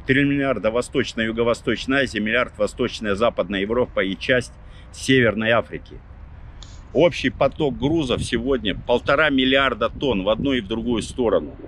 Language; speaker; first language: Russian; native; Russian